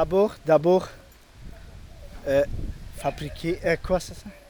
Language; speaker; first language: French; non-native, learner; Turkish